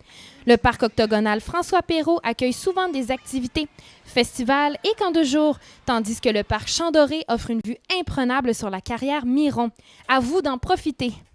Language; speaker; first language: French; native; French